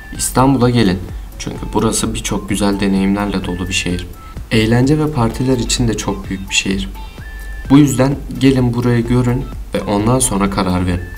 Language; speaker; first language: Turkish; non-native, learner; French